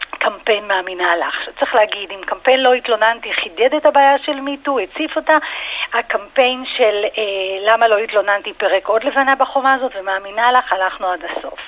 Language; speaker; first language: Hebrew; early bilingual, other home language; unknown